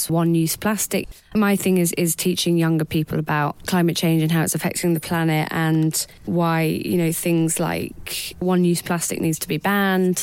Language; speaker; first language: English; native; English